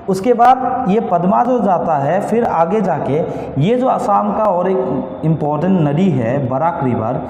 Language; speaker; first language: Hindi; non-native, local second language; Assamese